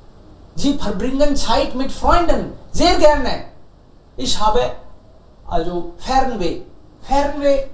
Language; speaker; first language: German; non-native, fluent; Hindi